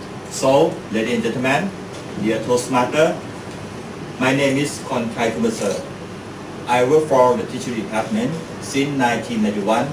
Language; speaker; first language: English; non-native, learner; Thai